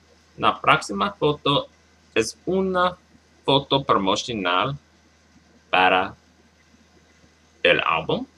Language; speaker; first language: Spanish; non-native, learner; English